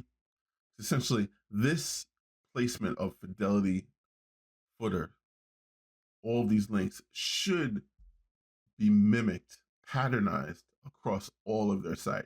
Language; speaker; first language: English; native; English